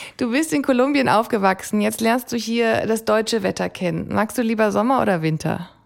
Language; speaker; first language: German; native; German